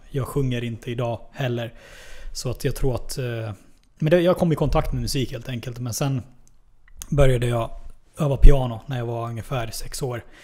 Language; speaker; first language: Swedish; native; Swedish